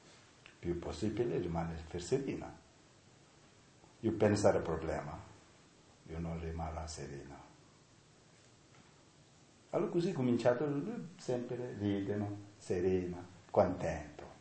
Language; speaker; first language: Italian; non-native, learner; Tibetan